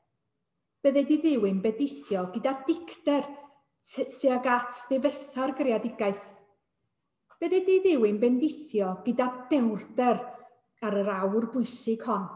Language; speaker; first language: Welsh; native; Welsh